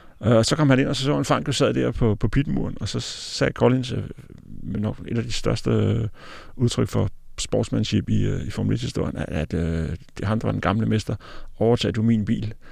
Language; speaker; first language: Danish; native; Danish